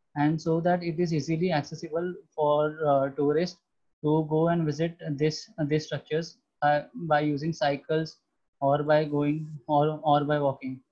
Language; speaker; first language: English; non-native, local second language; Hindi